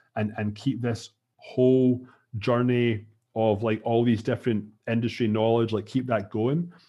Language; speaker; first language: English; native; English